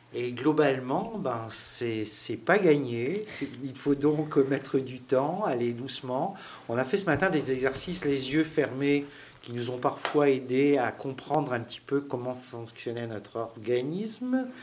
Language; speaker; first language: French; native; French